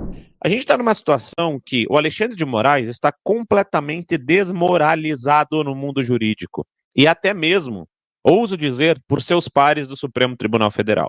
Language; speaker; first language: Portuguese; native; Portuguese